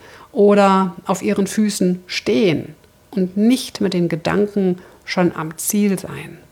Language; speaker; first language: German; native; German